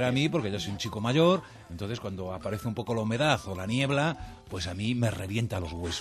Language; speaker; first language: Spanish; native; Spanish